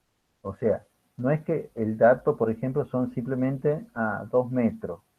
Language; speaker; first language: Spanish; native; Spanish